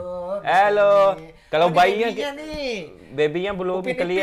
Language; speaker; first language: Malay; non-native, fluent; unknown